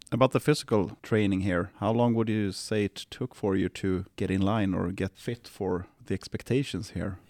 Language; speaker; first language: English; non-native, fluent; Swedish